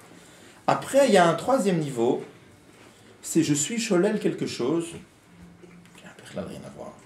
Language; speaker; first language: French; native; French